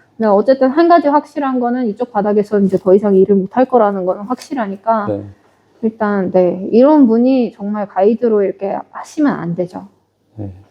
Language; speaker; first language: Korean; native; Korean